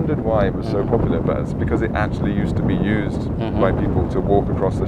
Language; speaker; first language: English; native; English